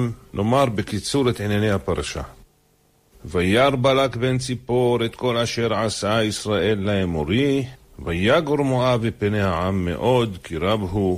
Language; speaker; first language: Hebrew; native; Hebrew